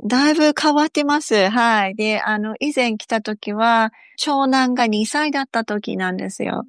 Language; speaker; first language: Japanese; native; Japanese